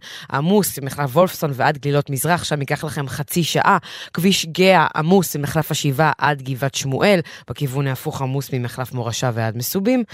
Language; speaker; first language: Hebrew; native; Hebrew